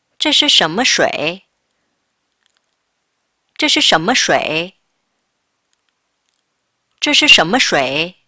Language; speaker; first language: Chinese; non-native, fluent; Korean